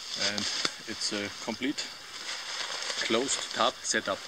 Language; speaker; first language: English; non-native, fluent; German